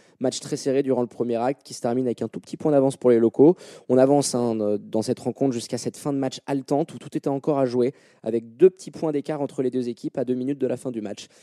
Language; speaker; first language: French; native; French